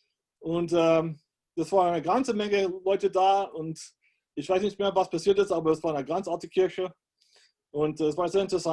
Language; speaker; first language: German; non-native, fluent; English